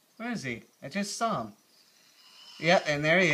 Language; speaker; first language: English; native; English